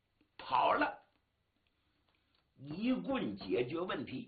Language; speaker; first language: Chinese; native; Chinese